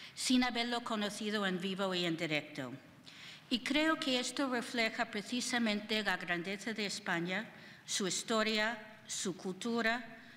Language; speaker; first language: Spanish; non-native, fluent; English